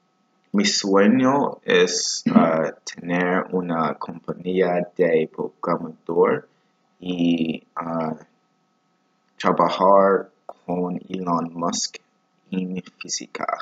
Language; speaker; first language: Spanish; non-native, learner; English